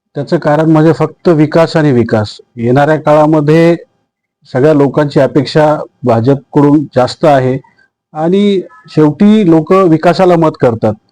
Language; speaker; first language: Marathi; native; Marathi